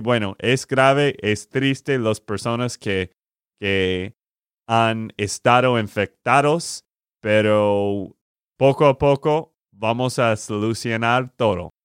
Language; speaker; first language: Spanish; non-native, learner; English